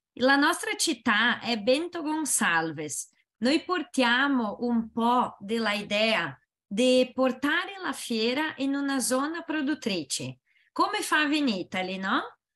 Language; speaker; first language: Italian; non-native, learner; Portuguese